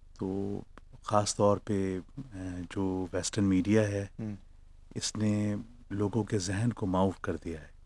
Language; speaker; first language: Urdu; native; Urdu